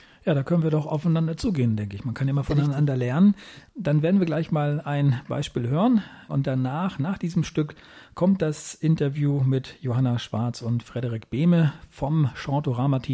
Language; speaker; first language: German; native; German